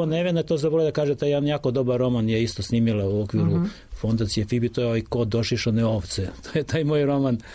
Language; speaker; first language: Serbian; native; Serbian